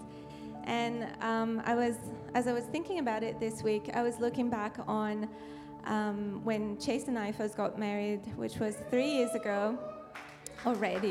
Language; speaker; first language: English; non-native, fluent; French